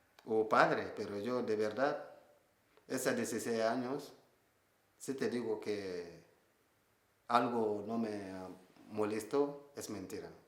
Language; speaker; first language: Spanish; non-native, learner; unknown